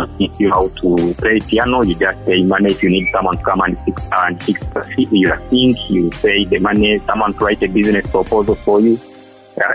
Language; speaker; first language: English; non-native, local second language; Kinyarwanda